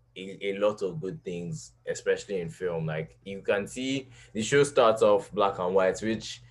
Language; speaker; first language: English; non-native, local second language; Yoruba